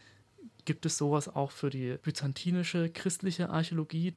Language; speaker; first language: German; native; German